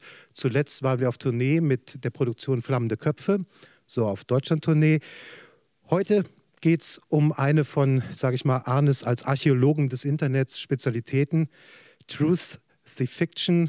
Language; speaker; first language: German; native; German